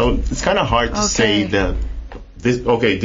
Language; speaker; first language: English; non-native, fluent; Portuguese